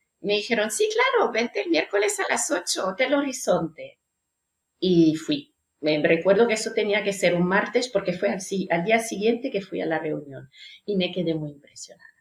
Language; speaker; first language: Spanish; non-native, fluent; French